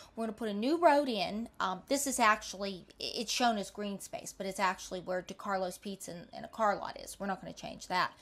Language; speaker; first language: English; native; English